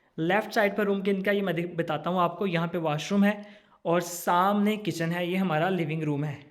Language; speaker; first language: Urdu; non-native, local second language; Punjabi